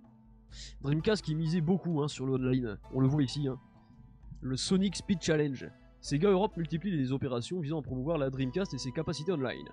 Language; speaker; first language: French; native; French